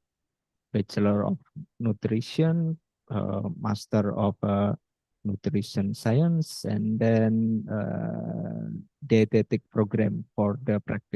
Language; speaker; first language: English; non-native, fluent; Indonesian